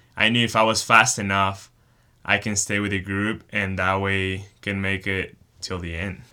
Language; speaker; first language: English; non-native, fluent; Spanish